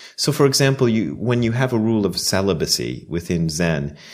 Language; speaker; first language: English; native; English